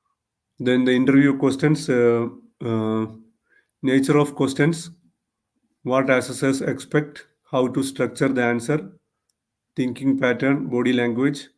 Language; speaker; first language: English; non-native, local second language; Malayalam